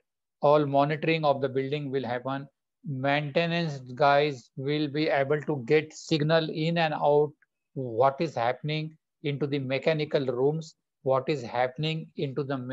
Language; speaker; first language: English; non-native, local second language; Bangla